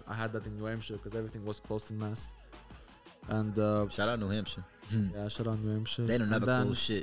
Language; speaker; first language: English; non-native, fluent; Albanian